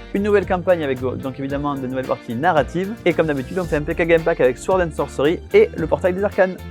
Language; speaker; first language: French; native; French